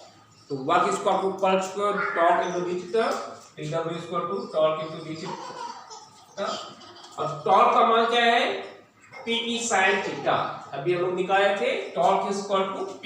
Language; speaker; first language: Hindi; native; Hindi